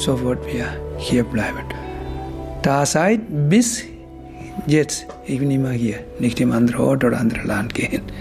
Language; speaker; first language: German; non-native, learner; Tamil